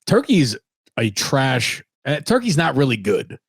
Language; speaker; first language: English; native; English